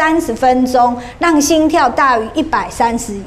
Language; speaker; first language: Chinese; native; Chinese